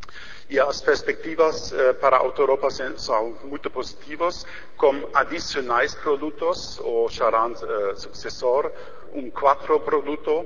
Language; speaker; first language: Portuguese; non-native, learner; German